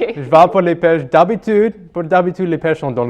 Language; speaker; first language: French; non-native, local second language; English